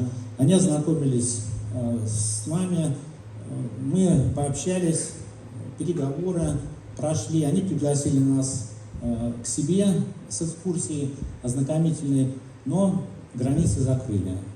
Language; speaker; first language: Russian; native; Russian